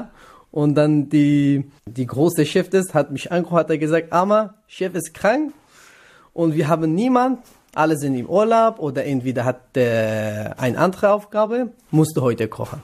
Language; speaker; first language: German; non-native, learner; Kurdish